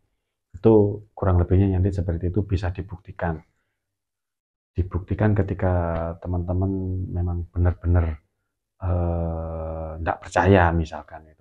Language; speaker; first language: Indonesian; native; Indonesian